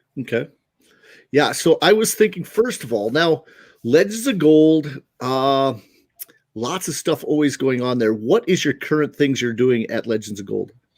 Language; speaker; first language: English; native; English